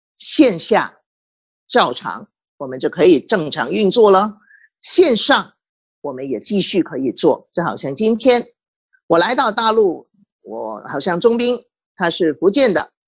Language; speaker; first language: Chinese; non-native, local second language; Cantonese